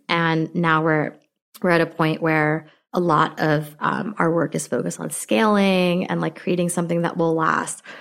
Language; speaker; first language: English; early bilingual, other home language; Filipino